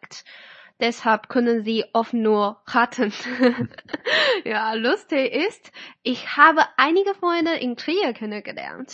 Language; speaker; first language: German; non-native, fluent; Chinese